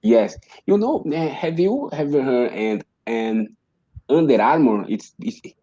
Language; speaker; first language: English; non-native, learner; Portuguese